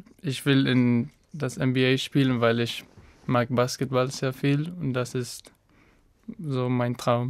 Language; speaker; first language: German; non-native, learner; Spanish